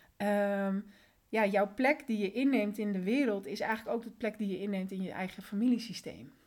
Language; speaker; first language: Dutch; early bilingual, other home language; Spanish